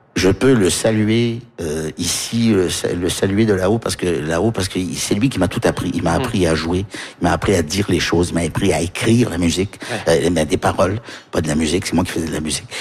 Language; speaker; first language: French; early bilingual, heritage; French